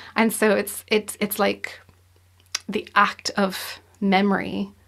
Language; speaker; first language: English; native; English